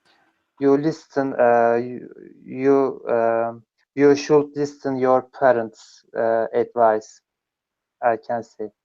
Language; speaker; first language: English; non-native, learner; Turkish